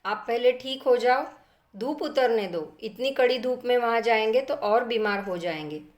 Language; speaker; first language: Hindi; non-native, local second language; Marathi